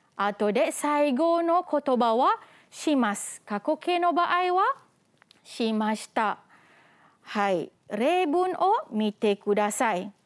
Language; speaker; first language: Japanese; non-native, fluent; Malay